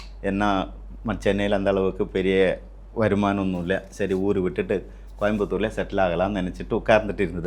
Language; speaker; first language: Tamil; non-native, local second language; Malayalam